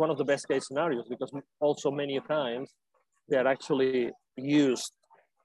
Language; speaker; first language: English; non-native, fluent; Spanish